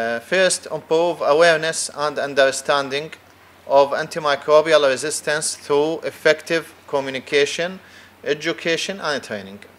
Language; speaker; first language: English; non-native, fluent; Arabic